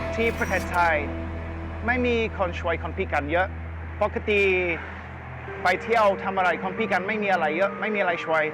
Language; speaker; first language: Thai; non-native, learner; English